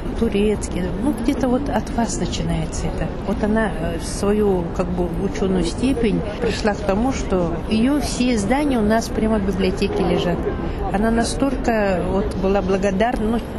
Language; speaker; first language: Russian; non-native, local second language; Yakut